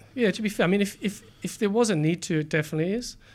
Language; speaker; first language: English; native; English